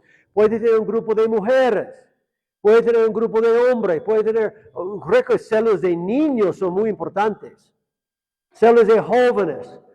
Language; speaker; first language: Spanish; non-native, fluent; English